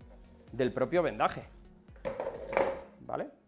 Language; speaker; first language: Spanish; native; Spanish